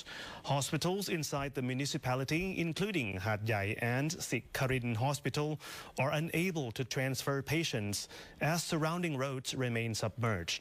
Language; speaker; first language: English; non-native, fluent; Thai